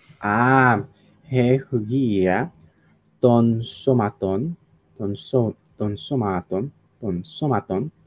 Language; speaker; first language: Greek; non-native, learner; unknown